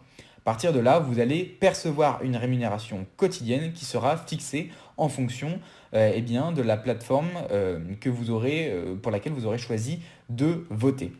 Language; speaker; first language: French; native; French